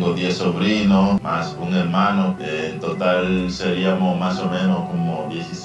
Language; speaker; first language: Spanish; native; Spanish